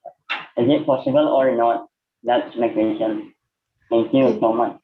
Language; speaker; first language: English; non-native, learner; Indonesian